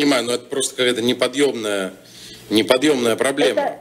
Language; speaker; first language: Russian; native; Russian